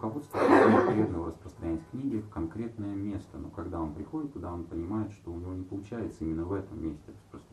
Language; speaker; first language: Russian; native; Russian